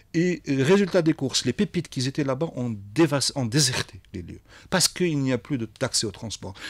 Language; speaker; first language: French; non-native, local second language; Arabic